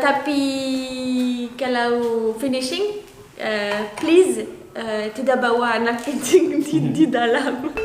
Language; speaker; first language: Indonesian; non-native, learner; French